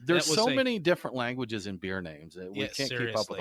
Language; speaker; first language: English; native; English